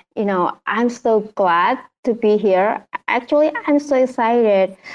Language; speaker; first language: English; non-native, learner; Indonesian